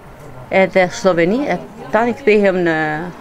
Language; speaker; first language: Albanian; early bilingual, heritage; Albanian